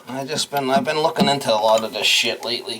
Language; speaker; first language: English; native; English